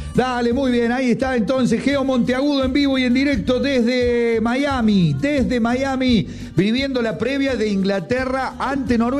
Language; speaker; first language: Spanish; native; Spanish